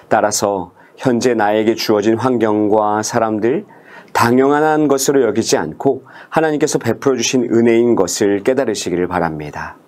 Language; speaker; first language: Korean; native; Korean